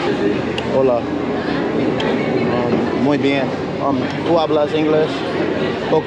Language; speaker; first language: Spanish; non-native, learner; English